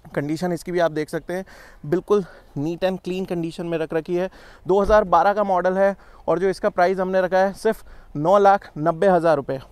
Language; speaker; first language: Hindi; native; Hindi